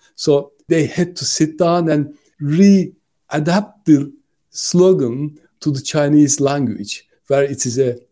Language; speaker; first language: English; non-native, fluent; Turkish